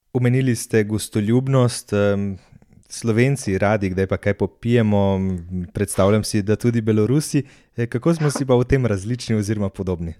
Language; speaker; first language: Slovenian; native; Slovenian